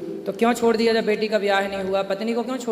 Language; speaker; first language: Hindi; native; Hindi